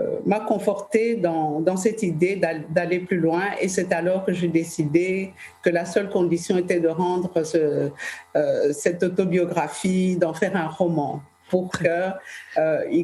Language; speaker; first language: French; early bilingual, other home language; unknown